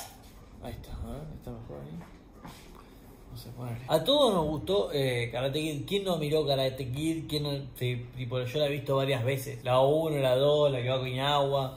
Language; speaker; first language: Spanish; native; Spanish